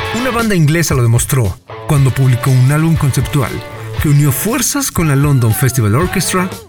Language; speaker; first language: Spanish; native; Spanish